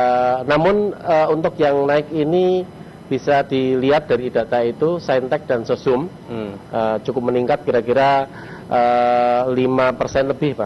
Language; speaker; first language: Indonesian; native; Indonesian